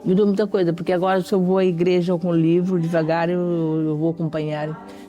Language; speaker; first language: Portuguese; non-native, local second language; Kabuverdianu